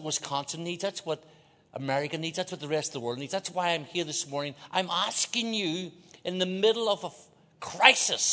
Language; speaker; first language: English; native; English